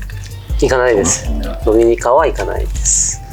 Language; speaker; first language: Japanese; non-native, fluent; Korean